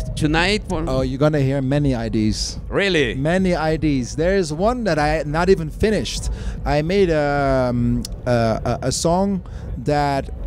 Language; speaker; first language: English; non-native, fluent; Dutch